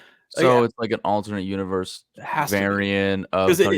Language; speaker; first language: English; native; English